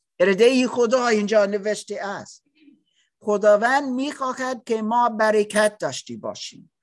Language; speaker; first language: Persian; non-native, learner; English